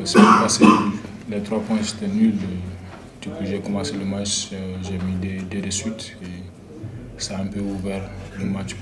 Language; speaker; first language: French; non-native, fluent; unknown